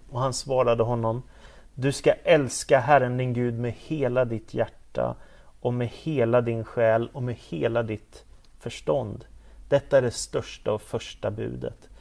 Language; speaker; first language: Swedish; native; Swedish